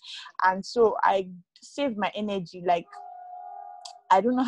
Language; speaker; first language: English; non-native, local second language; Yoruba